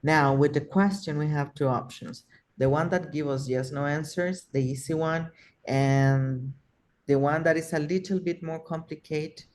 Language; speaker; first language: English; non-native, fluent; Spanish